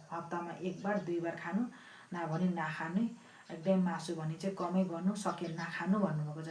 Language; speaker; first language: Nepali; non-native, local second language; Eastern Tamang